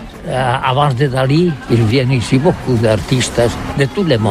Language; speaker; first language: French; non-native, learner; Catalan